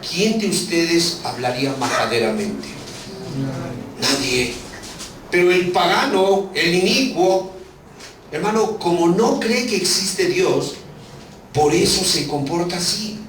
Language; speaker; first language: Spanish; native; Spanish